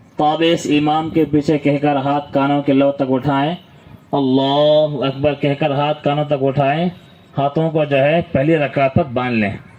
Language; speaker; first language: Urdu; native; Urdu